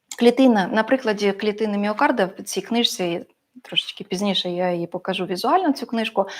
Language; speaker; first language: Ukrainian; non-native, local second language; Russian